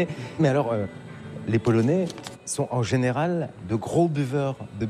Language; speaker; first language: French; native; French